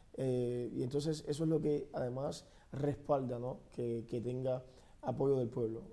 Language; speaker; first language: Spanish; native; Spanish